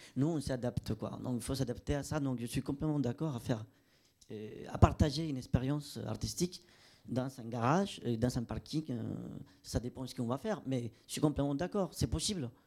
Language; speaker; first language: French; non-native, fluent; Spanish